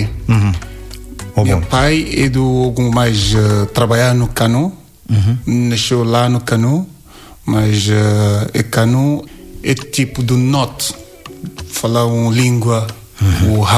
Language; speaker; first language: Portuguese; non-native, learner; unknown